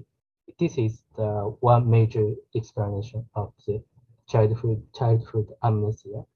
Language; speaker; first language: English; non-native, learner; Japanese